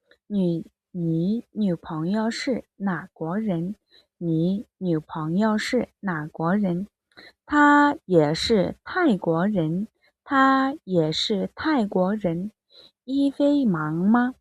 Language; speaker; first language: Chinese; non-native, fluent; Mongolian